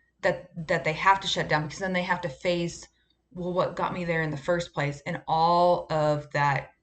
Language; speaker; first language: English; native; English